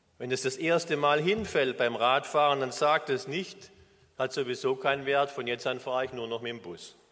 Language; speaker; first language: German; native; German